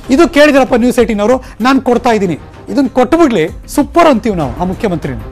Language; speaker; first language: Kannada; native; Kannada